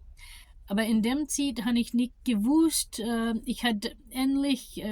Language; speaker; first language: German; non-native, learner; English